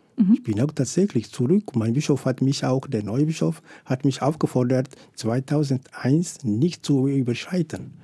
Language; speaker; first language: German; non-native, fluent; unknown